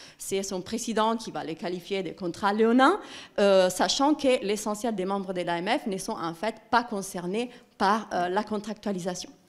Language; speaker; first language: French; non-native, fluent; Italian